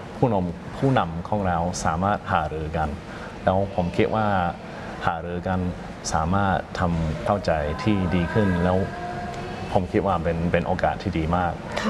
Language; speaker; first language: Thai; non-native, fluent; English